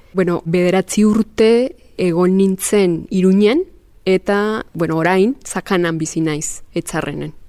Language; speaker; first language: Basque; non-native, fluent; Spanish